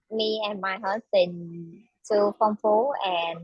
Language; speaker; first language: English; non-native, learner; Vietnamese